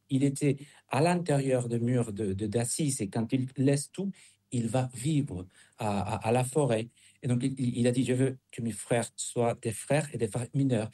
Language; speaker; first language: French; non-native, fluent; Spanish